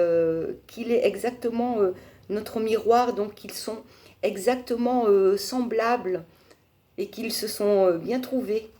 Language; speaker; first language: French; native; French